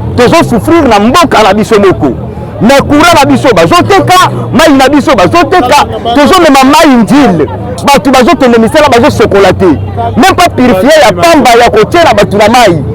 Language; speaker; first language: Lingala; native; Lingala